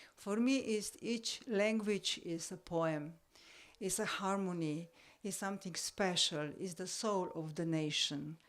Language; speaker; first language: English; non-native, learner; Slovenian